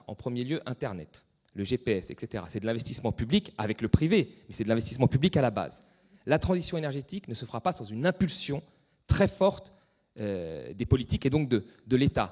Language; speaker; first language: French; native; French